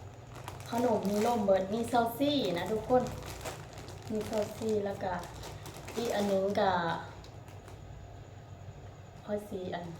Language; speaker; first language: Thai; non-native, local second language; Lao